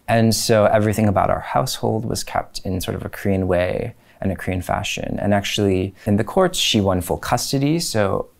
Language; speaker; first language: English; native; English